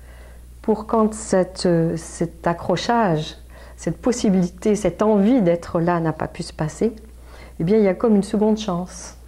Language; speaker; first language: French; native; French